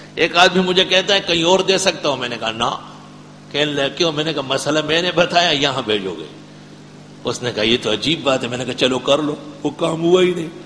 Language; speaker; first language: Urdu; non-native, local second language; Pashto